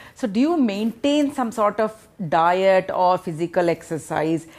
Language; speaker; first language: English; non-native, local second language; Telugu